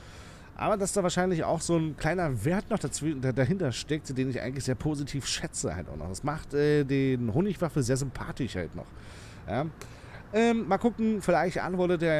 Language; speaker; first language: German; native; German